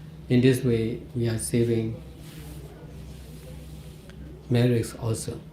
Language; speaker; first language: English; non-native, fluent; Burmese